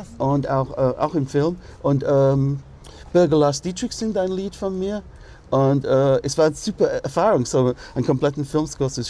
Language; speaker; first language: German; non-native, fluent; English